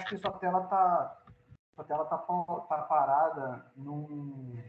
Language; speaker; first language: Portuguese; native; Portuguese